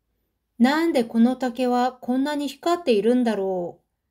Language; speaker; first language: Japanese; non-native, fluent; Korean